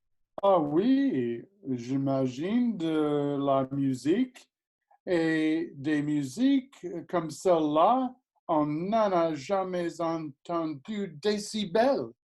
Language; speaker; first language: French; non-native, learner; English